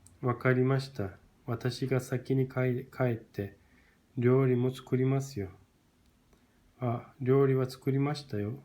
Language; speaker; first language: Japanese; non-native, fluent; Turkish